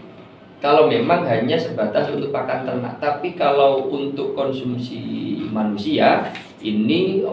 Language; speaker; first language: Indonesian; non-native, local second language; Javanese